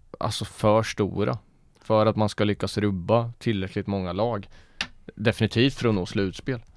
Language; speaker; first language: Swedish; native; Swedish